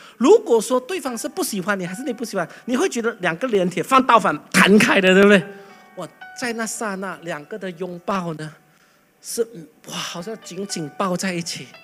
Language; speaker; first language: Chinese; native; Chinese